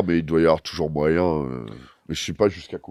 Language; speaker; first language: French; native; French